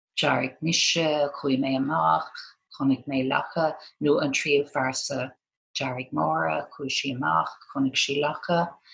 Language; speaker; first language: Irish; non-native, local second language; English